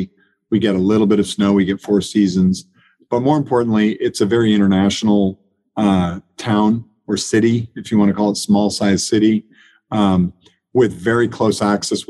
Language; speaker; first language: English; native; English